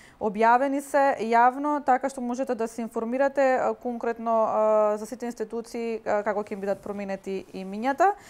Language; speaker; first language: Macedonian; native; Macedonian